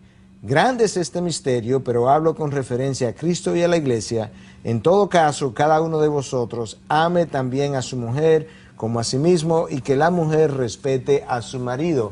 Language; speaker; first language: Spanish; native; Spanish